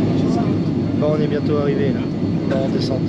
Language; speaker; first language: French; native; French